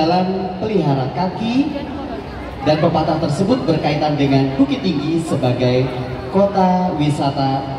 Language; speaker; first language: Indonesian; non-native, local second language; Minangkabau